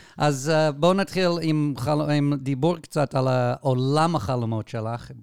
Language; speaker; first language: Hebrew; non-native, fluent; English